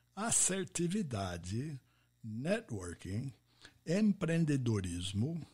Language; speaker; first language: Portuguese; non-native, fluent; English